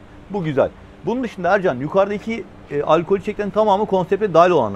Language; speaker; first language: Turkish; native; Turkish